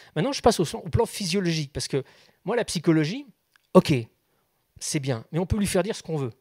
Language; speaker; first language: French; native; French